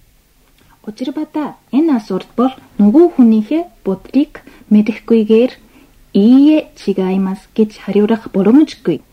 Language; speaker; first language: Mongolian; non-native, fluent; Japanese